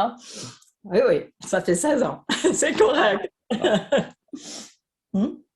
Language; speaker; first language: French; non-native, fluent; Swedish